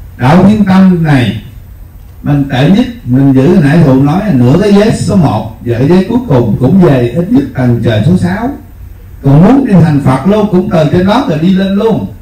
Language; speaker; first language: Vietnamese; native; Vietnamese